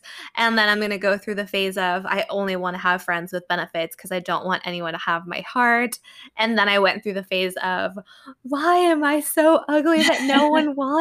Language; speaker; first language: English; native; English